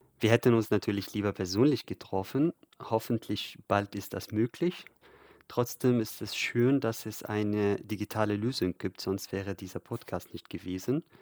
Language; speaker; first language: German; non-native, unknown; Arabic